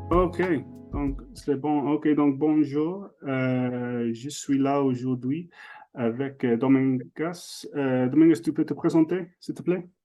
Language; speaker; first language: French; non-native, fluent; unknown